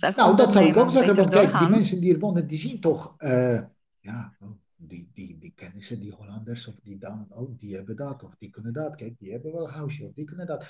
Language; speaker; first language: Dutch; non-native, fluent; Polish